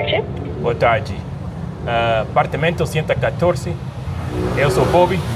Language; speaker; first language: Portuguese; non-native, learner; English